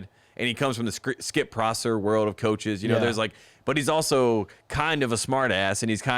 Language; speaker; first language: English; native; English